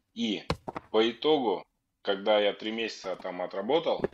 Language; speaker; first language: Russian; native; Russian